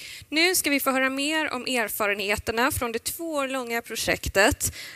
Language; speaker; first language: Swedish; native; Swedish